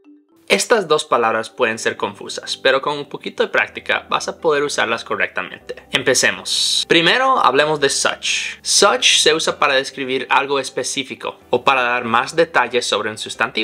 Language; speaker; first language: Spanish; non-native, fluent; English